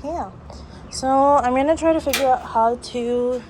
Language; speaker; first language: English; non-native, local second language; Filipino